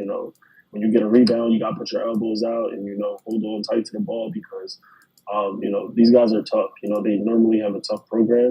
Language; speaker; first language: English; native; English